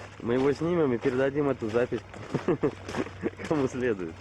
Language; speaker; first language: Russian; native; Russian